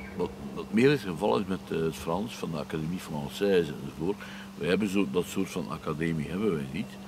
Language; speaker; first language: Dutch; native; Dutch